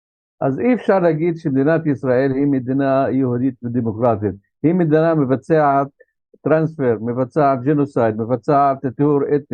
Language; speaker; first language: Hebrew; non-native, local second language; Arabic